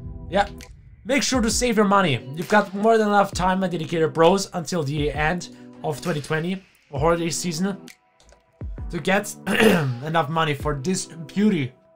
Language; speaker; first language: English; non-native, fluent; German